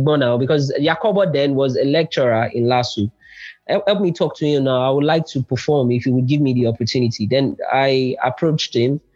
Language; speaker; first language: English; non-native, local second language; Yoruba